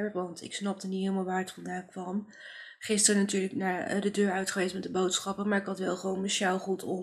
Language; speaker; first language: Dutch; native; Dutch